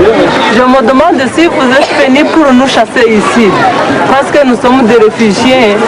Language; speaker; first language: French; non-native, local second language; Kinyarwanda